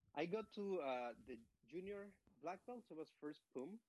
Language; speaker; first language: English; non-native, fluent; Spanish